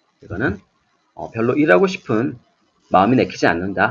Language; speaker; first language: Korean; native; Korean